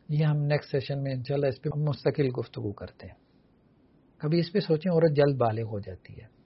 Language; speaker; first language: Urdu; native; Urdu